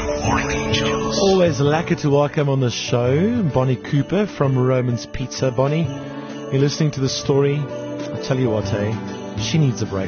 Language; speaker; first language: English; non-native, local second language; Afrikaans